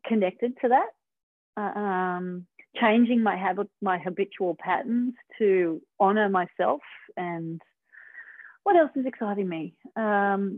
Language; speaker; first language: English; native; English